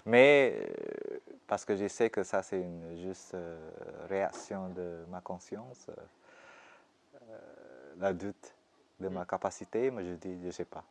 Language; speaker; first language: French; non-native, fluent; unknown